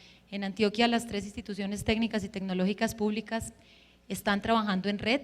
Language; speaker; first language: Spanish; native; Spanish